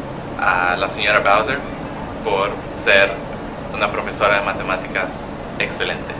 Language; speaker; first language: Spanish; non-native, learner; English